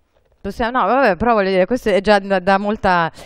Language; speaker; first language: Italian; native; Italian